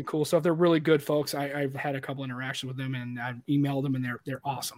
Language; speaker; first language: English; native; English